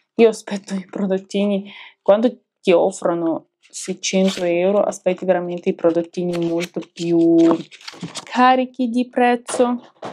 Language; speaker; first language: Italian; non-native, fluent; Ukrainian